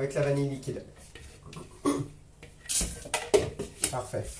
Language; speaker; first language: French; native; French